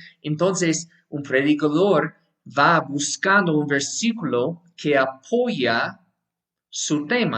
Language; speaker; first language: Spanish; non-native, fluent; English